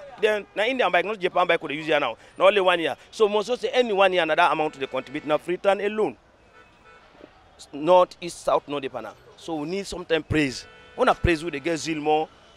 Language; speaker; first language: English; non-native, local second language; Krio